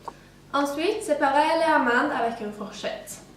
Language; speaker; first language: French; non-native, learner; Swedish